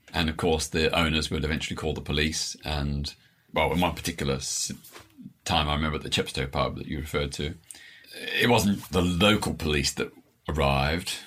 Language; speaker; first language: English; native; English